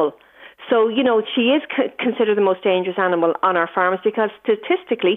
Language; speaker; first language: English; native; English